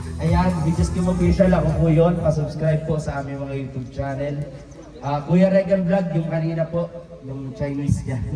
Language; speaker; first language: Filipino; non-native, local second language; Bikol